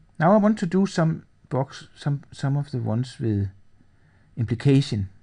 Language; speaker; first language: English; non-native, fluent; Danish